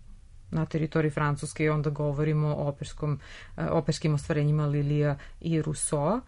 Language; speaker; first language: Serbian; native; Serbian